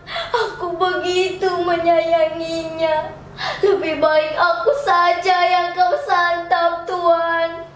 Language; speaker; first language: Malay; non-native, local second language; Balinese